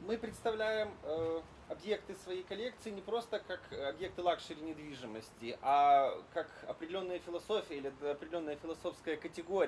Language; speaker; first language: Russian; native; Russian